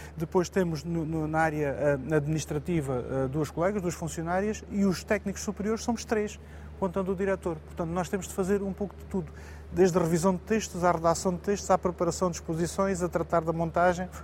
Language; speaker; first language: Portuguese; native; Portuguese